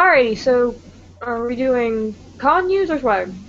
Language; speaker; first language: English; native; English